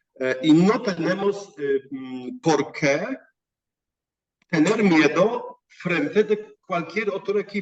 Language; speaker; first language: Spanish; non-native, fluent; Polish